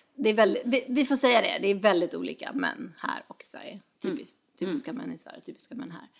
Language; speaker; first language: Swedish; native; Swedish